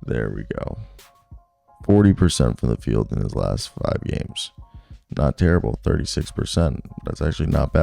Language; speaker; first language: English; native; English